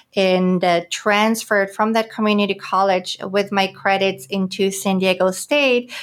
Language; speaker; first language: English; non-native, fluent; German